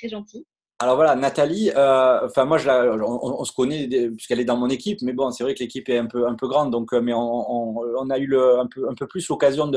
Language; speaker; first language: French; native; French